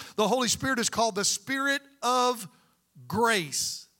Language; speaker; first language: English; native; English